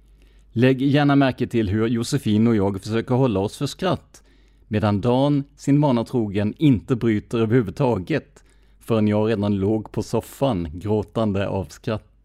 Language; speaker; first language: Swedish; native; Swedish